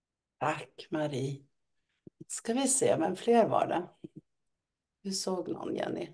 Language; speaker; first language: Swedish; native; Swedish